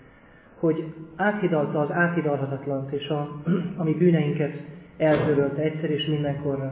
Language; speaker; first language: Hungarian; native; Hungarian